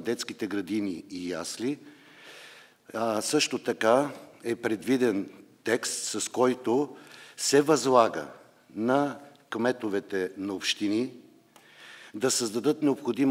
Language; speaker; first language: Bulgarian; native; Bulgarian